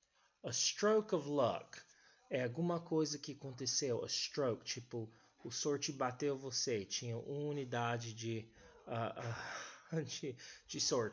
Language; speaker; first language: Portuguese; non-native, fluent; English